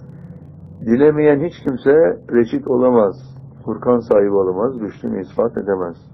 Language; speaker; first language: Turkish; native; Turkish